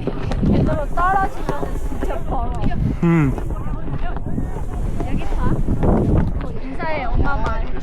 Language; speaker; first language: Korean; non-native, learner; Vietnamese